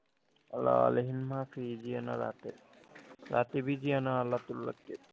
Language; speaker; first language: Arabic; non-native, learner; Urdu